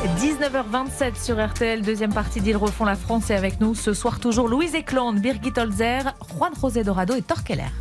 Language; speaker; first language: French; native; French